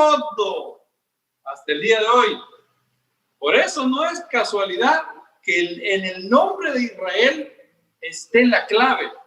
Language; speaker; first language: Spanish; native; Spanish